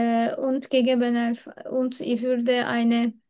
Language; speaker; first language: German; non-native, learner; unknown